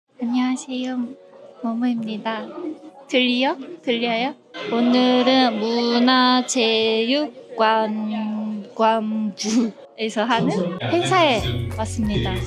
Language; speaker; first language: Korean; early bilingual, heritage; Japanese